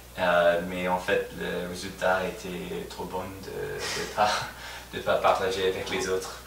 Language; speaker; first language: French; non-native, fluent; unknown